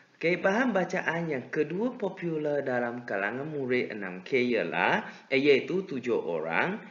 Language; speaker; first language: Malay; non-native, local second language; Chinese